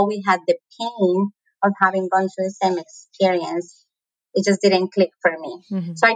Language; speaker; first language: English; non-native, fluent; Spanish